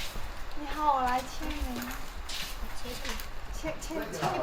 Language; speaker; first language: Chinese; early bilingual, heritage; Chinese